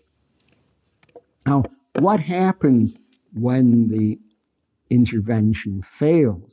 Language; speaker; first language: English; native; English